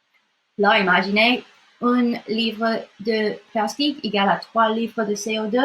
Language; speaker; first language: French; non-native, local second language; English